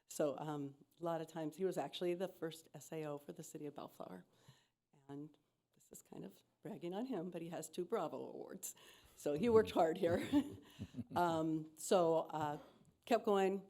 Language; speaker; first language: English; native; English